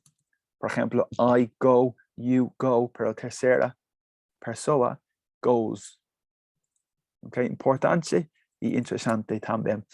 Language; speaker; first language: Spanish; non-native, fluent; English